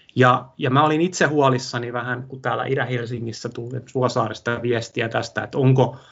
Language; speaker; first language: Finnish; non-native, local second language; English